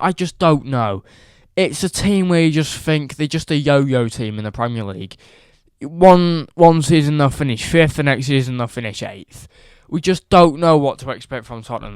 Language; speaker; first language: English; native; English